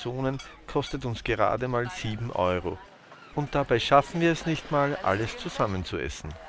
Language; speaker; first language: German; native; German